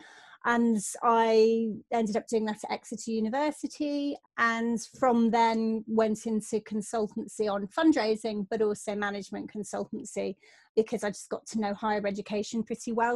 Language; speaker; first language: English; native; English